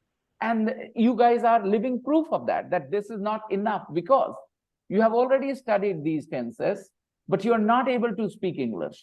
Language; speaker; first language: English; non-native, local second language; Hindi